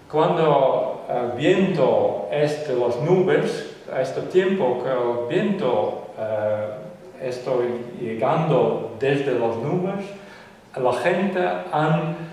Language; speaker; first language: Spanish; non-native, fluent; Western Frisian